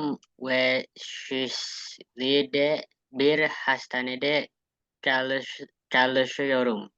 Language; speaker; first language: Turkish; non-native, learner; Indonesian